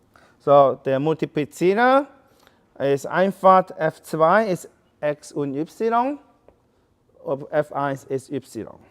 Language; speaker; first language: German; non-native, learner; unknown